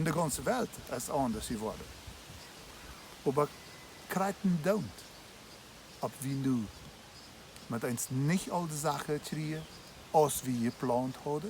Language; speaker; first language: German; non-native, learner; Plautdietsch